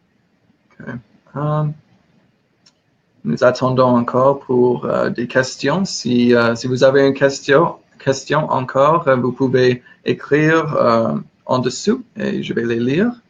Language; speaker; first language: French; non-native, learner; English